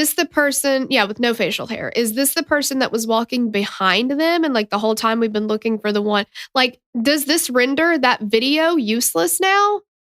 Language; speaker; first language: English; native; English